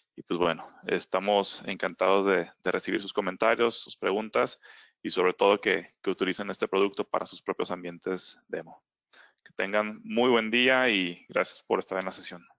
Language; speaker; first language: Spanish; native; Spanish